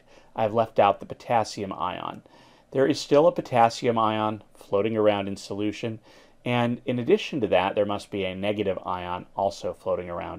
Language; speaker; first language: English; native; English